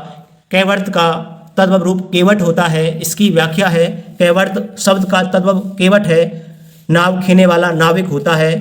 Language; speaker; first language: Hindi; native; Hindi